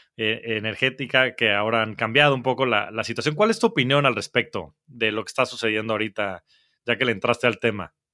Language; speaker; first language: Spanish; native; Spanish